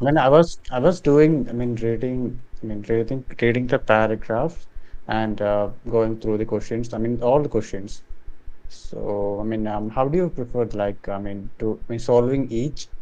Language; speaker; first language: English; non-native, learner; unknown